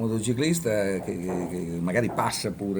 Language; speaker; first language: Italian; native; Italian